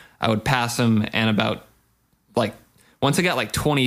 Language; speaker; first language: English; native; English